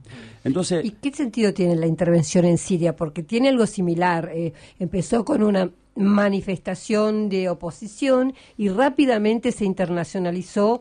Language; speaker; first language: Spanish; native; Spanish